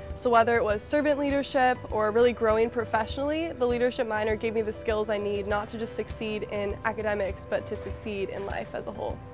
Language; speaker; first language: English; native; English